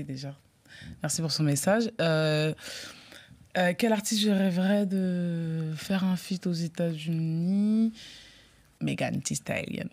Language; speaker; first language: French; native; French